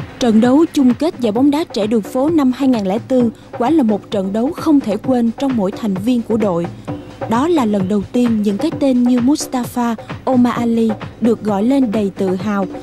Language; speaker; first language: Vietnamese; native; Vietnamese